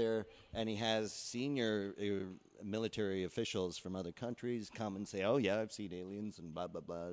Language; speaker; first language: English; native; English